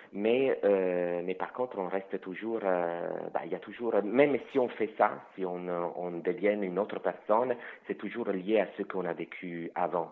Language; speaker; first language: French; non-native, fluent; Italian